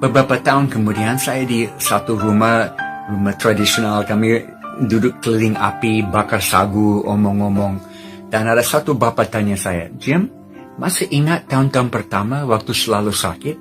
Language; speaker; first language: Indonesian; non-native, fluent; English